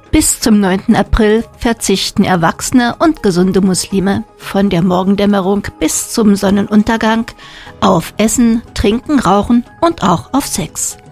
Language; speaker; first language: German; native; German